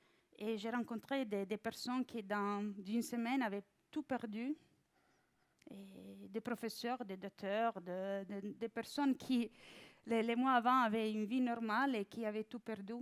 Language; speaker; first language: French; non-native, fluent; Italian